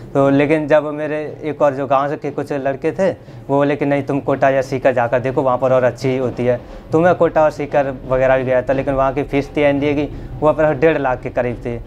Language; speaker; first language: Hindi; native; Hindi